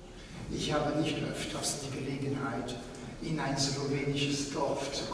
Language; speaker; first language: German; non-native, fluent; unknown